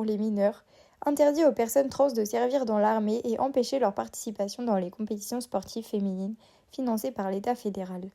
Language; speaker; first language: French; native; French